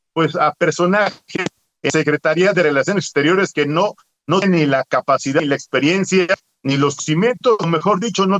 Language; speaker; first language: Spanish; native; Spanish